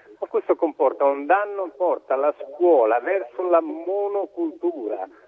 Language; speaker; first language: Italian; non-native, fluent; Urdu